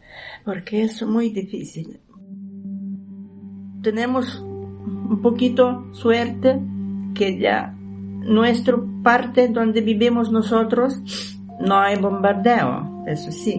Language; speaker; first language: Spanish; non-native, learner; Ukrainian